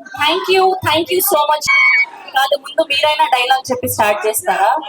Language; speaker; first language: Telugu; native; Telugu